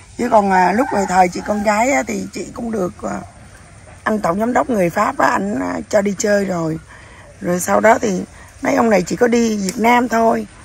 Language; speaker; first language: Vietnamese; native; Vietnamese